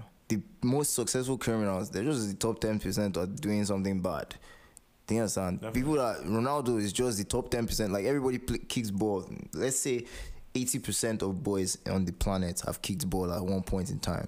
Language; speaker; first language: English; non-native, local second language; Yoruba